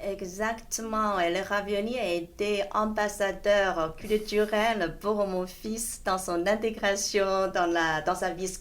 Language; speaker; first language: French; non-native, fluent; Chinese